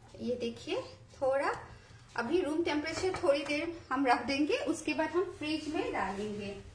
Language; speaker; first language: Hindi; non-native, local second language; Khasi